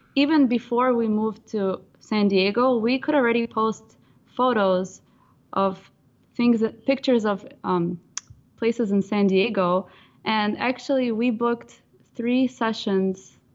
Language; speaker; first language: English; non-native, fluent; Russian